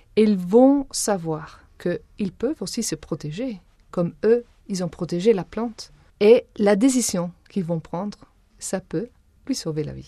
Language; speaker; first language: French; non-native, fluent; Spanish